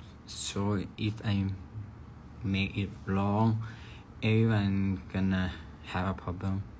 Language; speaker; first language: English; non-native, learner; Thai